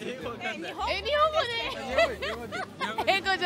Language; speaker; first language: Japanese; non-native, learner; English